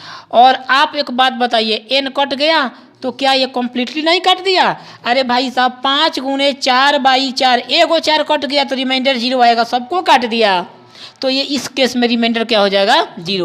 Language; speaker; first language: Hindi; non-native, local second language; Bhojpuri